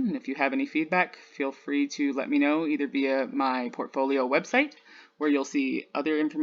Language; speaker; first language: English; native; English